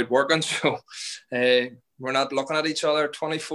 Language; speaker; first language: English; native; English